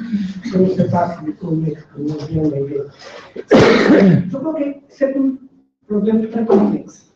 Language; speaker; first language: French; non-native, learner; Spanish